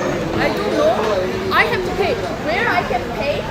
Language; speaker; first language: English; non-native, learner; Japanese